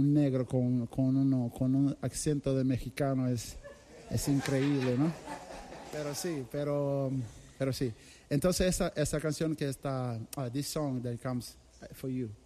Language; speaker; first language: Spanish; non-native, fluent; English